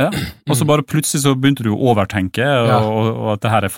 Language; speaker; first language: Norwegian; native; Norwegian